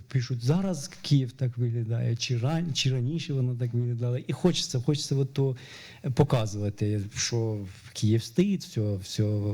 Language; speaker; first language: Ukrainian; non-native, fluent; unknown